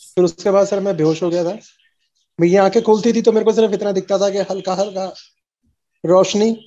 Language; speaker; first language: Hindi; native; Hindi